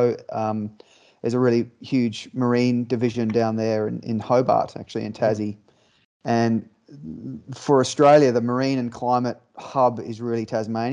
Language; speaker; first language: English; native; English